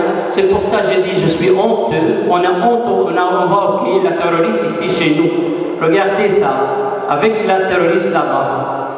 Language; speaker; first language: French; non-native, fluent; Arabic